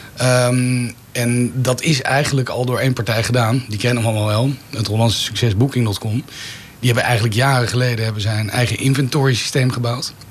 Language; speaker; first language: Dutch; native; Dutch